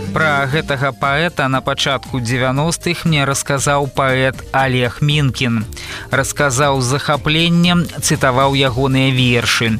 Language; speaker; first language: Belarusian; native; Belarusian